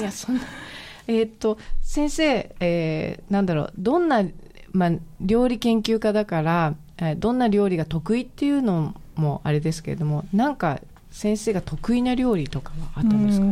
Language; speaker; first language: Japanese; native; Japanese